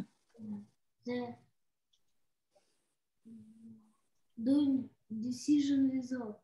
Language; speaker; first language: English; non-native, learner; Russian